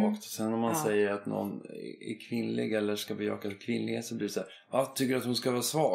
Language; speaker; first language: Swedish; native; Swedish